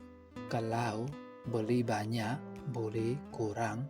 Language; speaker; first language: Indonesian; non-native, learner; Burmese